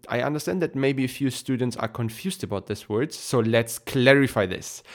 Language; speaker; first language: English; non-native, fluent; German